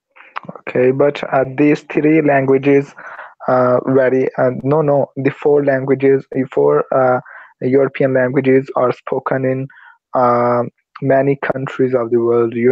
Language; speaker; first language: English; non-native, learner; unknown